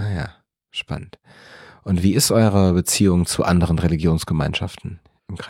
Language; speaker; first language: German; native; German